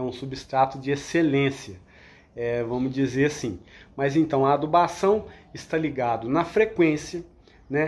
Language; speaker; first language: Portuguese; native; Portuguese